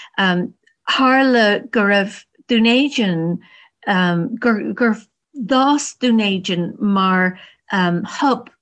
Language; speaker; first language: Irish; non-native, learner; English